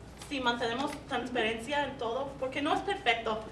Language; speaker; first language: Spanish; non-native, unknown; English